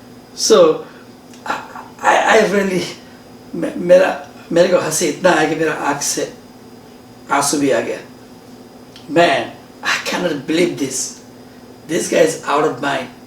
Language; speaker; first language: Hindi; non-native, learner; Nepali